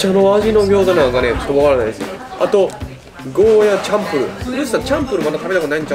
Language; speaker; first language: Japanese; native; Japanese